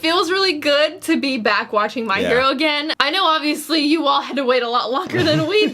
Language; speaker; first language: English; native; English